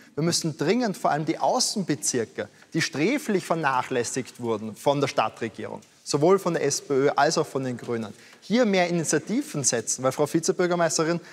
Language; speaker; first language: German; native; German